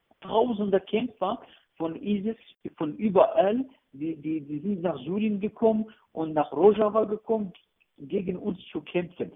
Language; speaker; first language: German; non-native, learner; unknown